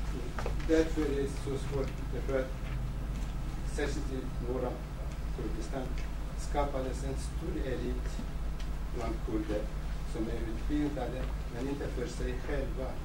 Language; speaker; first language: Swedish; non-native, fluent; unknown